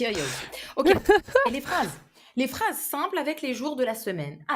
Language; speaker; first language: French; non-native, fluent; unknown